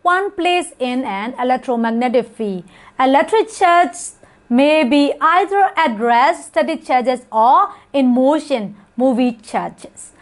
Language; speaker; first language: English; non-native, fluent; Burmese